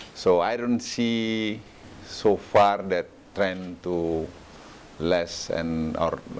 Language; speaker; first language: English; non-native, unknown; Indonesian